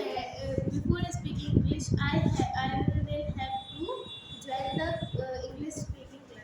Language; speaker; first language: English; non-native, learner; Hindi